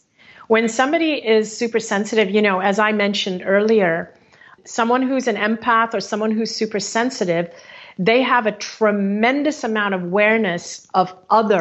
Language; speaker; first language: English; native; English